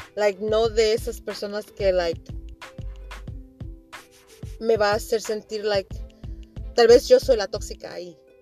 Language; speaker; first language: Spanish; early bilingual, heritage; Spanish